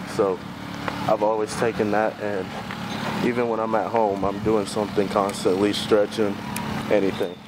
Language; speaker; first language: English; native; English